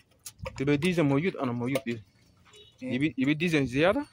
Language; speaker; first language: Arabic; non-native, learner; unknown